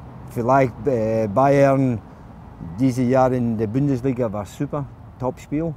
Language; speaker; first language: German; non-native, learner; English